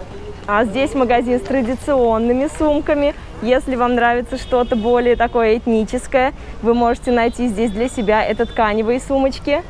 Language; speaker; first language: Russian; native; Russian